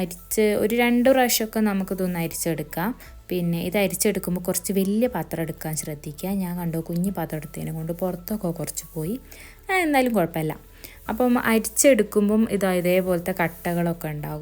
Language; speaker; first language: Malayalam; native; Malayalam